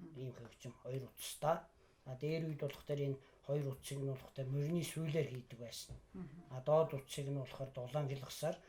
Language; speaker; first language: Mongolian; native; Mongolian